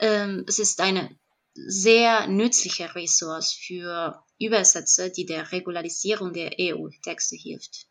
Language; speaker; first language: German; non-native, fluent; Spanish